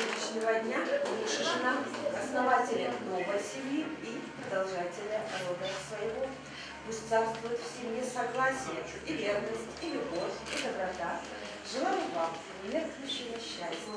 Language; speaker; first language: Russian; native; Russian